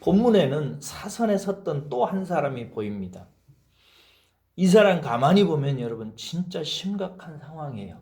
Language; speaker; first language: Korean; native; Korean